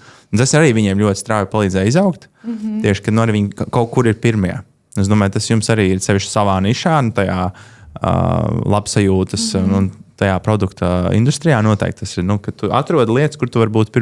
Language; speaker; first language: Latvian; native; Latvian